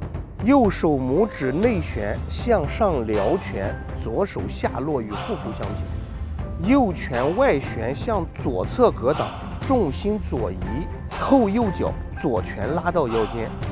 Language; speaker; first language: Chinese; native; Chinese